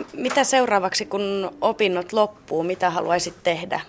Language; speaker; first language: Finnish; native; Finnish